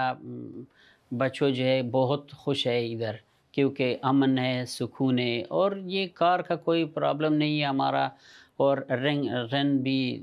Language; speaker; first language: Hindi; non-native, learner; Persian